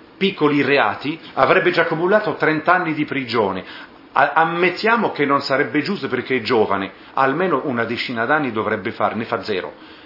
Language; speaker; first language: Italian; non-native, fluent; French